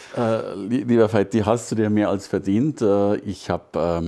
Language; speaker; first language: German; native; German